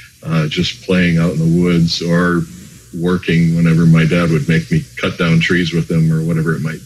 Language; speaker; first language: English; native; English